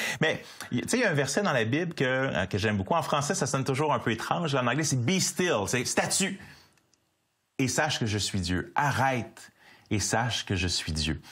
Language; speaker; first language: French; native; French